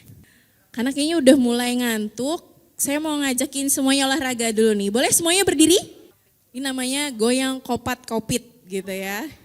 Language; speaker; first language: Indonesian; native; Indonesian